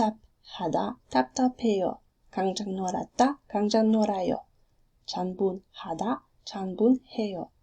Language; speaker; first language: Korean; non-native, fluent; French